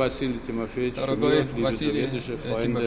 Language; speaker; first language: Russian; non-native, learner; German